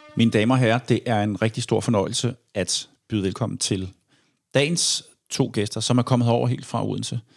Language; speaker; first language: Danish; native; Danish